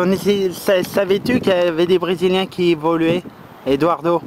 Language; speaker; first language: French; native; French